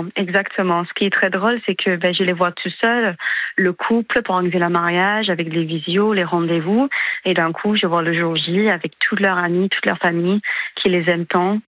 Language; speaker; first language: French; non-native, fluent; English